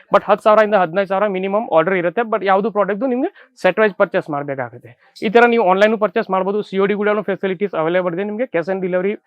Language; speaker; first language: Kannada; non-native, fluent; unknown